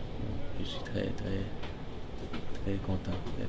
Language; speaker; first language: French; non-native, local second language; Haitian Creole